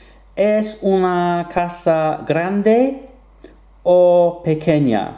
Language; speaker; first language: Spanish; non-native, fluent; English